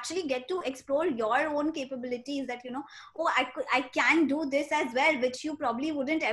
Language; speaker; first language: English; non-native, local second language; Hindi